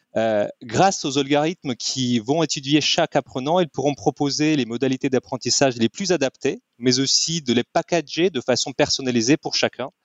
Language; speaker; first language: French; non-native, fluent; Russian